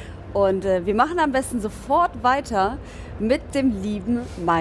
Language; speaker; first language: German; native; German